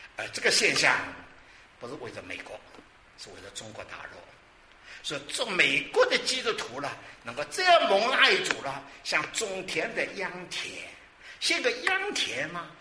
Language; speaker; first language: Chinese; non-native, local second language; Wu Chinese